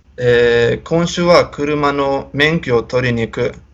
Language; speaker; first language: Japanese; non-native, learner; Spanish